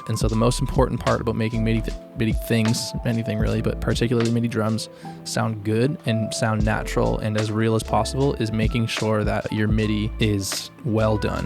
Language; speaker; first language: English; native; English